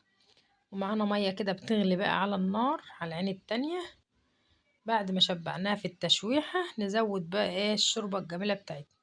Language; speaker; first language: Arabic; native; Arabic